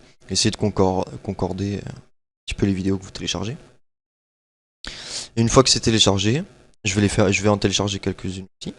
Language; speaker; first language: French; native; French